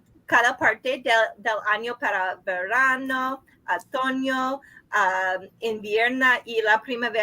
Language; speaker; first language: Spanish; non-native, learner; English